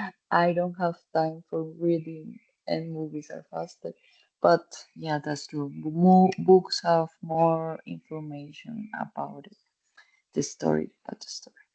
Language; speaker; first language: English; non-native, fluent; Spanish